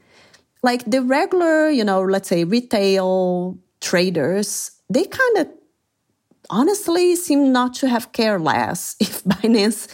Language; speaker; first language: English; non-native, fluent; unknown